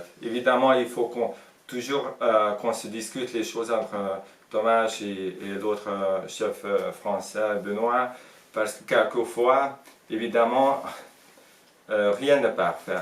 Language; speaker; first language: French; non-native, fluent; Hungarian